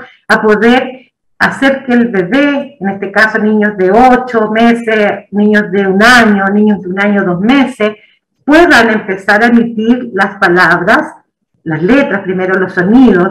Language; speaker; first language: Spanish; native; Spanish